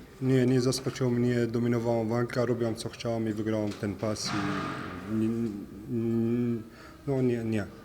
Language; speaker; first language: Polish; non-native, fluent; French